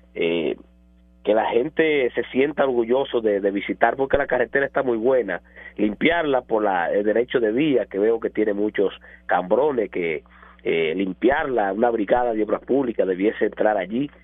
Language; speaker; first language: Spanish; native; Spanish